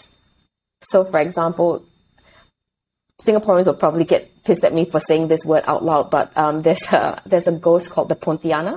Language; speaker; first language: English; native; English